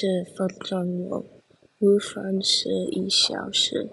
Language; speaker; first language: Chinese; non-native, learner; English